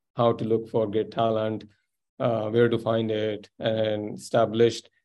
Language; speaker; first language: English; non-native, local second language; Sindhi